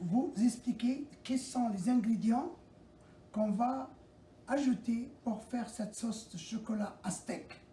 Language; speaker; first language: French; non-native, local second language; Arabic